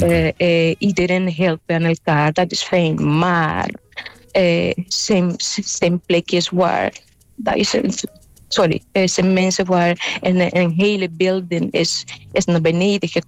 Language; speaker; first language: Dutch; non-native, local second language; Papiamento